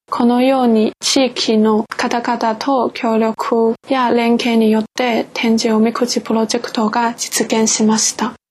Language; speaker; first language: Japanese; non-native, fluent; Chinese